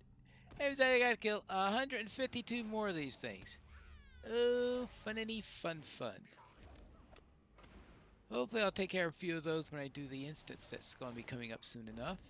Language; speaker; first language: English; native; English